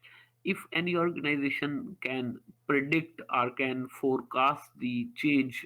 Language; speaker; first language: English; non-native, local second language; Urdu